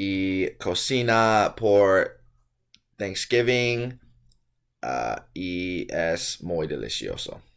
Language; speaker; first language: Spanish; non-native, learner; English